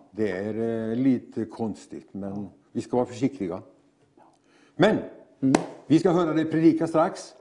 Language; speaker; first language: Swedish; native; Swedish